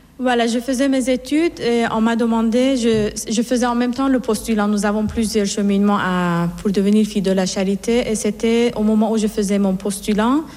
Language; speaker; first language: French; non-native, fluent; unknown